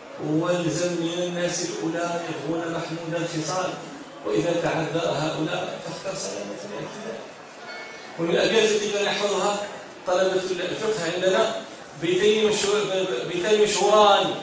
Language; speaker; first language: Arabic; native; Arabic